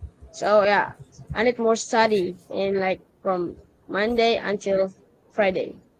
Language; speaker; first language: English; non-native, learner; Indonesian